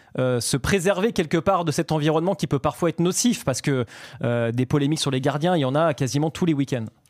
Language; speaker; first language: French; native; French